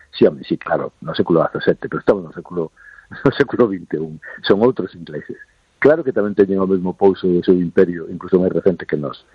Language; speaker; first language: Galician; non-native, local second language; Spanish